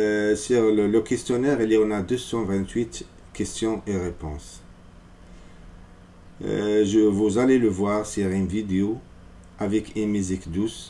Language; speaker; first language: French; non-native, fluent; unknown